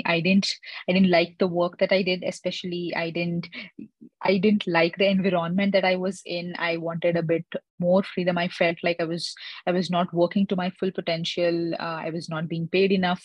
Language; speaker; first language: English; non-native, local second language; Hindi